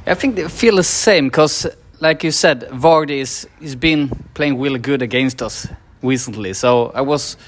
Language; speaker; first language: English; non-native, fluent; Swedish